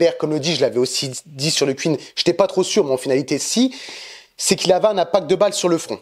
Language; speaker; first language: French; native; French